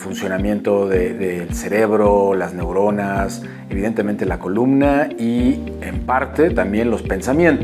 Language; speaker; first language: Spanish; native; Spanish